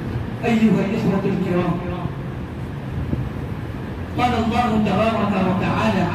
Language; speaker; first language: Arabic; non-native, fluent; Urdu